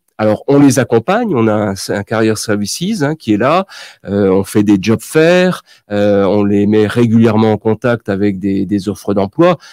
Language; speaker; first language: French; native; French